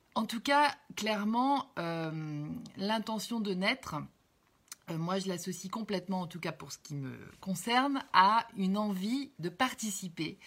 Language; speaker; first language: French; native; French